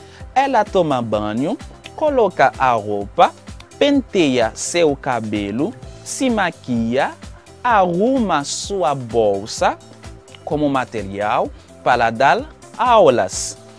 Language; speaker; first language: Portuguese; non-native, fluent; Haitian Creole